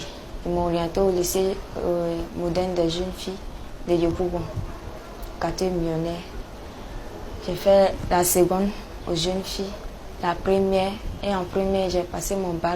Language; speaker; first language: French; non-native, local second language; Dyula